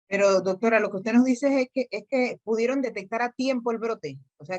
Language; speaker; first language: Spanish; native; Spanish